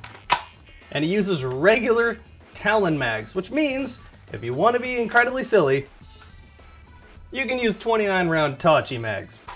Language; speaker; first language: English; native; English